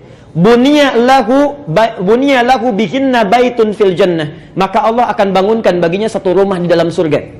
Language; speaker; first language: Indonesian; native; Indonesian